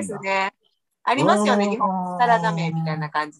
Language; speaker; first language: Japanese; native; Japanese